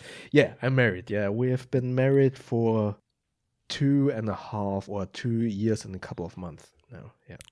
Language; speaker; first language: English; non-native, fluent; German